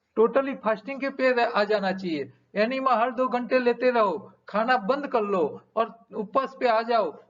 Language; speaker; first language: Hindi; non-native, local second language; Gujarati